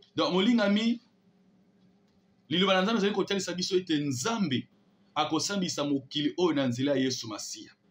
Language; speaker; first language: Lingala; non-native, local second language; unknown